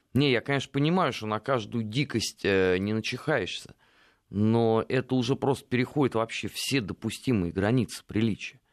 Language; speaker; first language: Russian; native; Russian